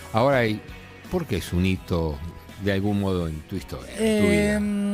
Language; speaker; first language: Spanish; native; Spanish